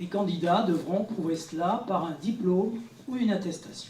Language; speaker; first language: French; native; French